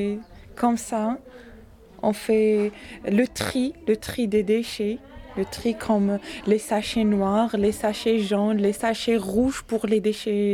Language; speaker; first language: French; non-native, learner; Arabic